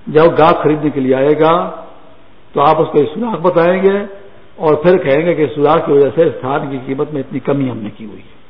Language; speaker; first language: Urdu; non-native, local second language; Pashto